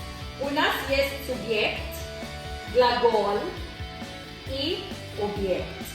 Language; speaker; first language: Russian; non-native, learner; Filipino